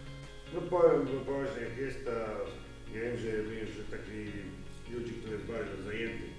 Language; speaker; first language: Polish; non-native, learner; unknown